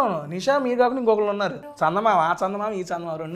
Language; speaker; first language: Telugu; native; Telugu